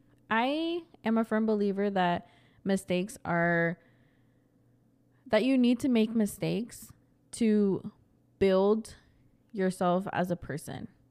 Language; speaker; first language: English; early bilingual, other home language; Spanish